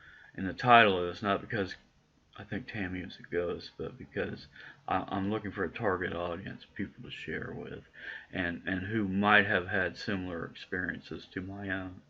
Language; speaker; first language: English; native; English